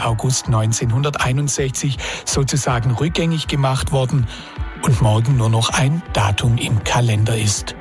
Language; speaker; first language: German; native; German